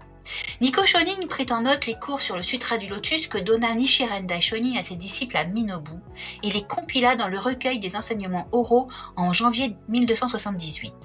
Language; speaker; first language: French; native; French